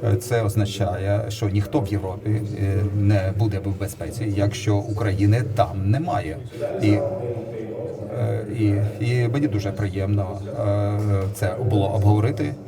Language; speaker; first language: Ukrainian; non-native, learner; Lithuanian